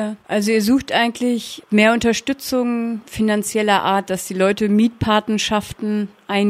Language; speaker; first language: German; native; German